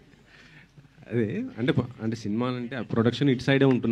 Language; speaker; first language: Telugu; native; Telugu